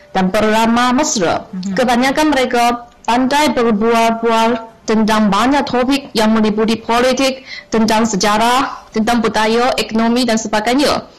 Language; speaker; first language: Malay; non-native, learner; Chinese